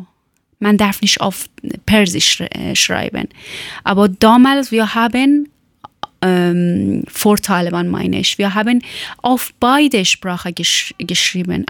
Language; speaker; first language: German; non-native, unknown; Persian